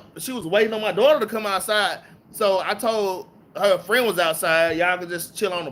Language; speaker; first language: English; native; English